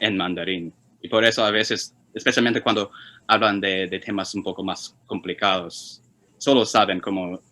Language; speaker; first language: Spanish; non-native, fluent; Chinese